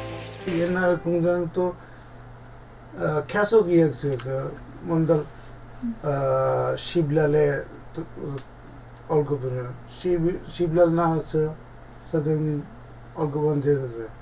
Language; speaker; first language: Korean; non-native, learner; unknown